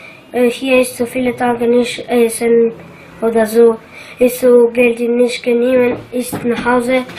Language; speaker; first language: German; non-native, learner; Albanian